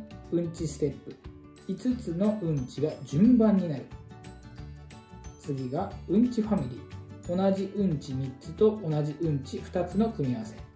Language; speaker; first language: Japanese; native; Japanese